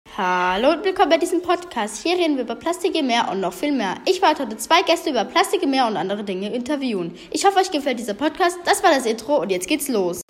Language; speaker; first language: German; native; German